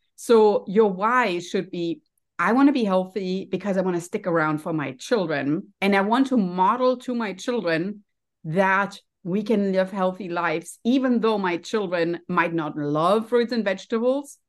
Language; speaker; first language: English; non-native, fluent; German